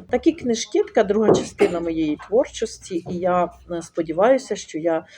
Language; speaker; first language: Ukrainian; non-native, local second language; Russian